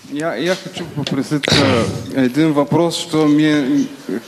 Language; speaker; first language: Russian; non-native, learner; Bulgarian